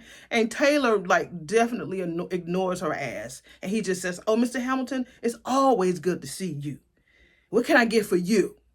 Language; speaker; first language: English; native; English